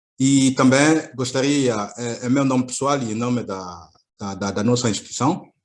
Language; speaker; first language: Portuguese; native; Portuguese